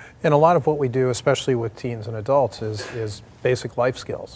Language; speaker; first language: English; native; English